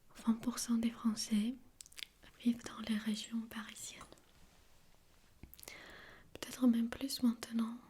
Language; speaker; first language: French; non-native, fluent; Armenian